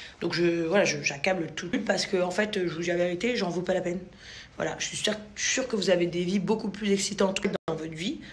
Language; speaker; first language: French; native; French